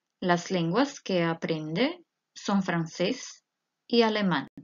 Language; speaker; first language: Spanish; non-native, fluent; Croatian